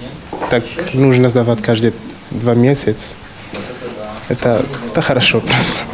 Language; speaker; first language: Russian; non-native, learner; Arabic